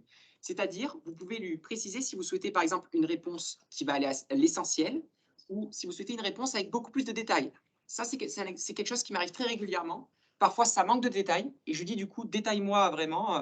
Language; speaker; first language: French; native; French